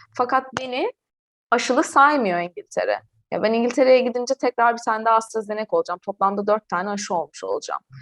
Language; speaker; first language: Turkish; native; Turkish